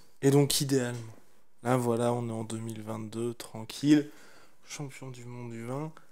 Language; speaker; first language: French; native; French